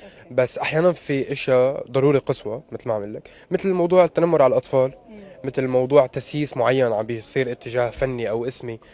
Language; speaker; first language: Arabic; native; Arabic